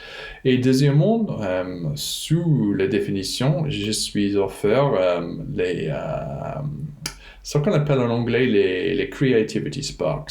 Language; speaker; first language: French; non-native, fluent; English